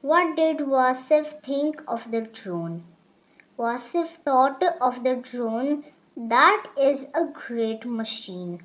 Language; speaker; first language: English; non-native, local second language; Urdu